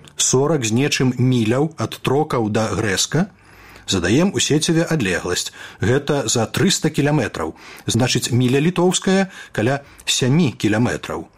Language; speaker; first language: Belarusian; native; Belarusian